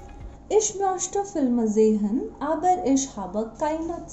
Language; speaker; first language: German; non-native, fluent; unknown